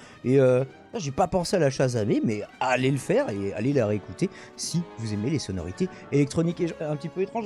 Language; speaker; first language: French; native; French